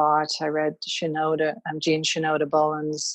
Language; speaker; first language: English; native; English